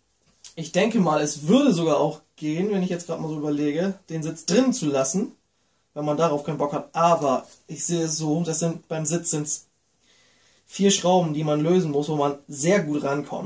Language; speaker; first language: German; native; German